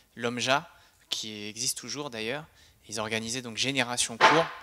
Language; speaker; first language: French; native; French